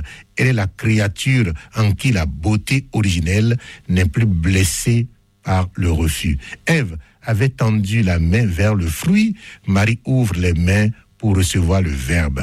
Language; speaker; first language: French; native; French